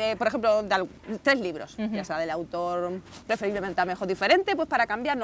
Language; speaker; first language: Spanish; native; Spanish